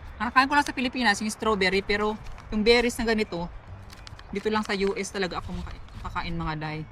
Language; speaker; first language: Filipino; non-native, local second language; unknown